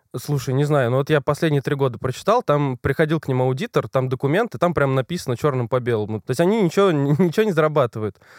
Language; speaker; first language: Russian; native; Russian